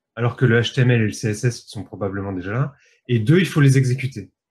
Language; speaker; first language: French; native; French